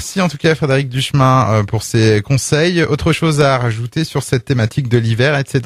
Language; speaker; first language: French; native; French